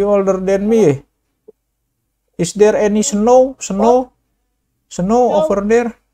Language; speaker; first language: English; non-native, learner; Indonesian